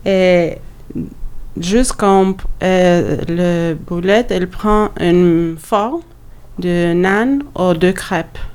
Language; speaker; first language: French; non-native, learner; Albanian